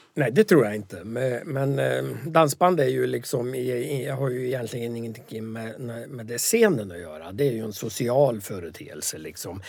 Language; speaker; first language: Swedish; native; Swedish